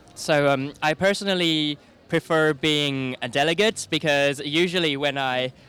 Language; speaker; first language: English; non-native, fluent; Thai